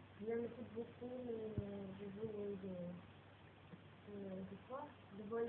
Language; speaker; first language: French; non-native, learner; Arabic